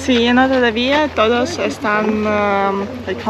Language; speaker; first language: Spanish; non-native, learner; Russian